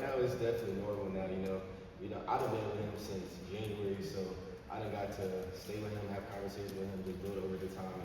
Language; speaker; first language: English; native; English